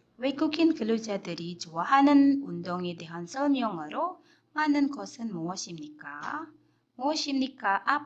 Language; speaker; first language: Korean; non-native, fluent; Indonesian